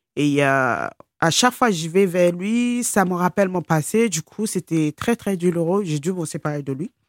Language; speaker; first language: French; non-native, fluent; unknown